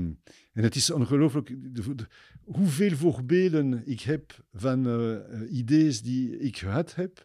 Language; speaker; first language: Dutch; non-native, fluent; French